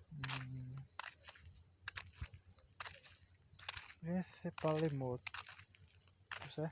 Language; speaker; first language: French; non-native, learner; Portuguese